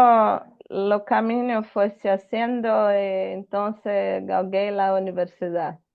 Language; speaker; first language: Spanish; non-native, fluent; Portuguese